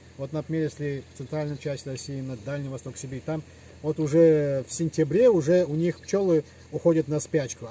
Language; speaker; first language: Russian; non-native, local second language; Adyghe